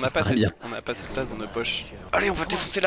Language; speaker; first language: French; native; French